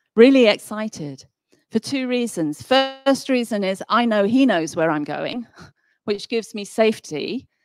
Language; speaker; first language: English; native; English